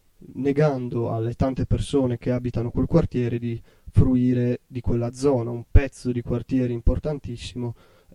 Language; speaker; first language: Italian; native; Italian